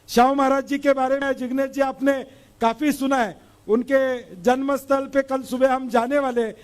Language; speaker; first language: Hindi; non-native, local second language; Marathi